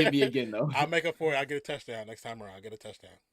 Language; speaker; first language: English; native; English